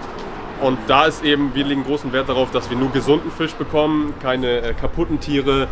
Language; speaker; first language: German; native; German